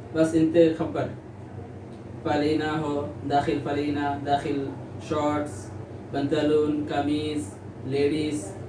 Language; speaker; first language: Arabic; non-native, learner; Bangla